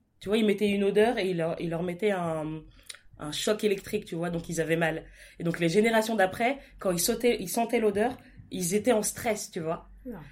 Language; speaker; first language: French; native; French